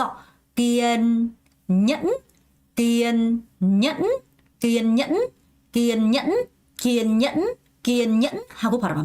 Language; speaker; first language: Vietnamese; non-native, fluent; Korean